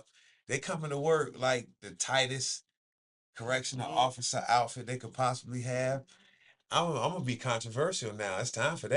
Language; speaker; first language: English; native; English